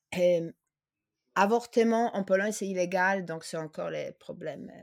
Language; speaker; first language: French; non-native, fluent; Polish